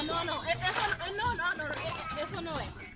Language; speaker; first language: Spanish; non-native, learner; Haitian Creole